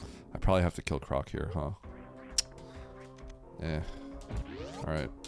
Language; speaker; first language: English; native; English